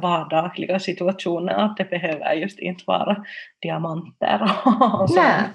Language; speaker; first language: Swedish; non-native, local second language; Finnish